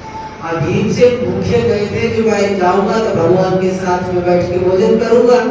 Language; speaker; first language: Hindi; native; Hindi